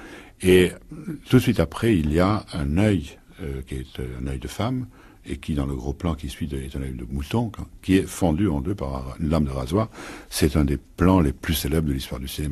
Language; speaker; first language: French; native; French